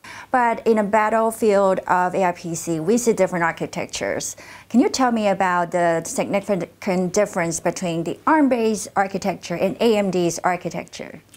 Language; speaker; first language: English; non-native, fluent; Chinese